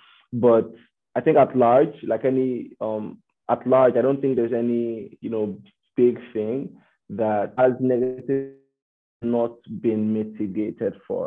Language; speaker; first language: English; non-native, local second language; Yoruba